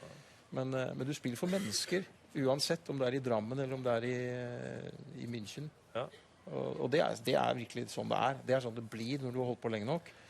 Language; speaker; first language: Norwegian; native; Norwegian